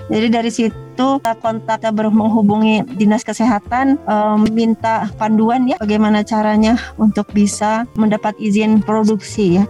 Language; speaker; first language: Indonesian; native; Indonesian